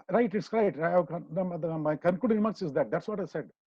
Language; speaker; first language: English; non-native, local second language; Kannada